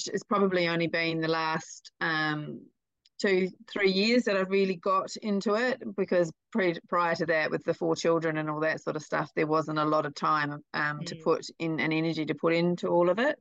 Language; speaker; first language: English; native; English